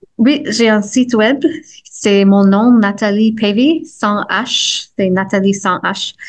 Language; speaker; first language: French; non-native, fluent; English